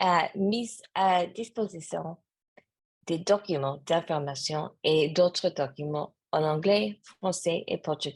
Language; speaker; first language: French; non-native, learner; English